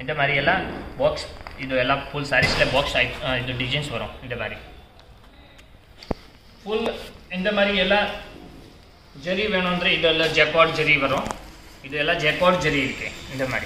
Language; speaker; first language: Tamil; non-native, learner; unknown